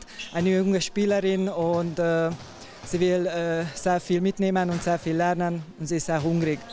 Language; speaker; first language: German; non-native, fluent; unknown